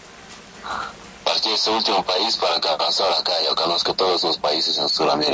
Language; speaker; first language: Spanish; non-native, learner; Russian